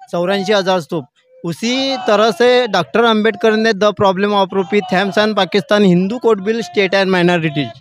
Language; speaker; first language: Hindi; non-native, local second language; Marathi